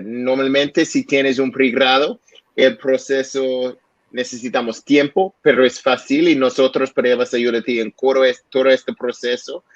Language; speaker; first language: Spanish; non-native, learner; English